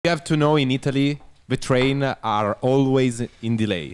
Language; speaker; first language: English; non-native, learner; Italian